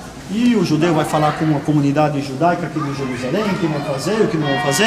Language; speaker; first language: Portuguese; native; Portuguese